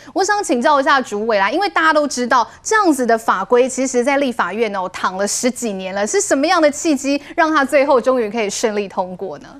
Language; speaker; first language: Chinese; native; Chinese